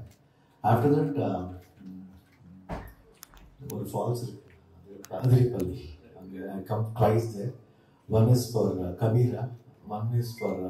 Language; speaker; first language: Tamil; non-native, learner; Kannada